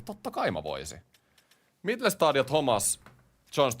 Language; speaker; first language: Finnish; native; Finnish